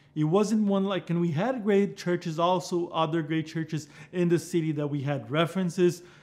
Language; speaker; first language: English; non-native, fluent; Portuguese